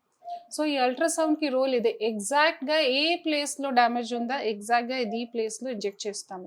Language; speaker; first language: Telugu; non-native, fluent; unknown